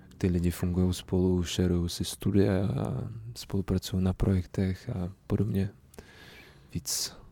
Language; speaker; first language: Czech; non-native, fluent; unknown